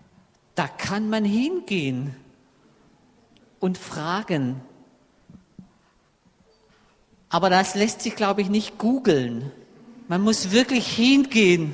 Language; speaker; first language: German; native; German